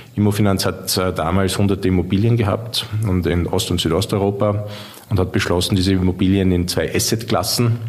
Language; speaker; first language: German; native; German